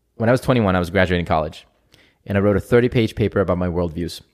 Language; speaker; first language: English; non-native, fluent; Hebrew